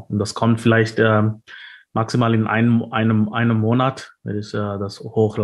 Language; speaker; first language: German; non-native, fluent; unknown